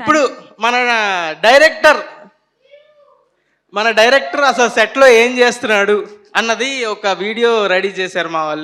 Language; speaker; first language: Telugu; native; Telugu